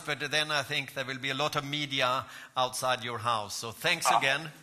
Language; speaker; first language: English; non-native, fluent; Swedish